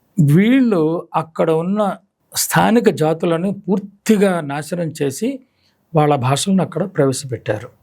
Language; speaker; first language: Telugu; native; Telugu